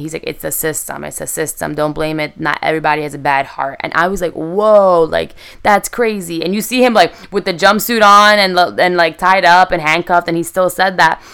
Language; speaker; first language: English; early bilingual, other home language; Spanish